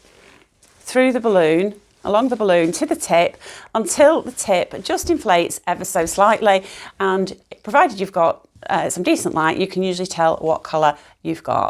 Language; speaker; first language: English; native; English